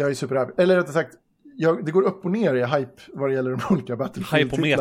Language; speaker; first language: Swedish; native; Swedish